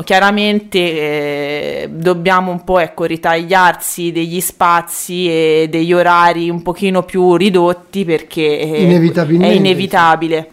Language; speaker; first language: Italian; native; Italian